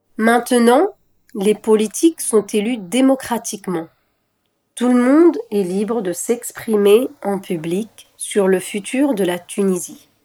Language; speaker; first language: French; non-native, local second language; Arabic